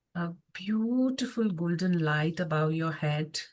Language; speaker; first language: English; non-native, local second language; Kannada